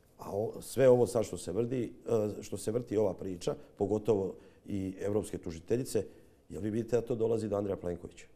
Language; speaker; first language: Croatian; native; Croatian